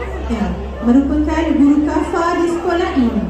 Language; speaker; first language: Malay; native; Malay